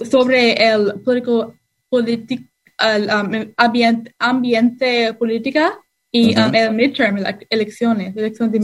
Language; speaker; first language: Spanish; non-native, learner; English